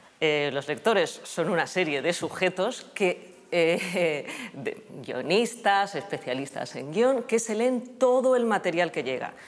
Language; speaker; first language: Spanish; native; Spanish